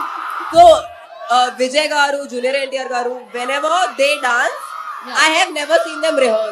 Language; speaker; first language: Telugu; non-native, fluent; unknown